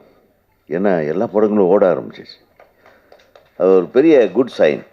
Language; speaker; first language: Tamil; native; Tamil